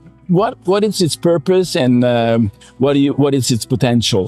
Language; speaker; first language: English; non-native, fluent; Italian